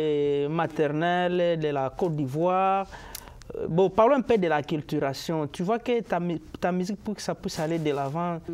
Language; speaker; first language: French; native; French